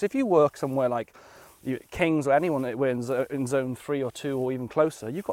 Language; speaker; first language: English; native; English